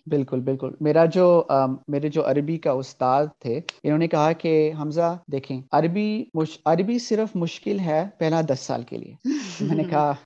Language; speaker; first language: Urdu; early bilingual, heritage; Urdu